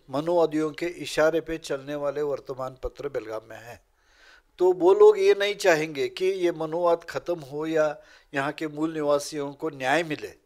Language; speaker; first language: Urdu; non-native, local second language; Marathi